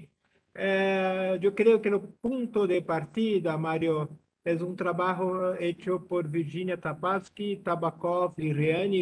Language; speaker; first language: Spanish; non-native, learner; Portuguese